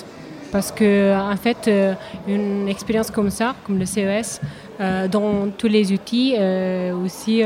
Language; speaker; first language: French; non-native, learner; Italian